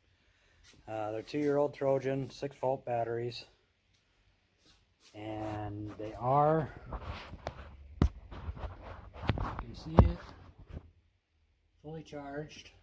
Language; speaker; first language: English; native; English